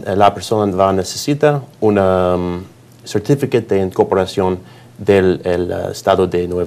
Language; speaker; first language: Spanish; non-native, learner; English